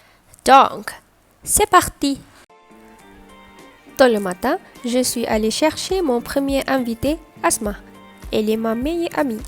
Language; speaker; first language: French; non-native, learner; Malay